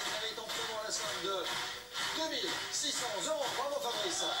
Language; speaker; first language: French; native; French